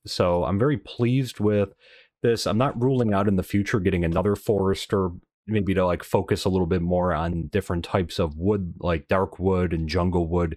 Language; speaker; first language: English; native; English